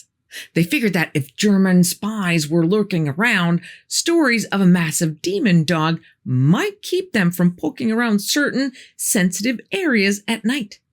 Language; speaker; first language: English; native; English